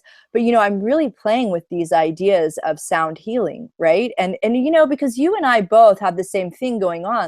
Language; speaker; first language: English; native; English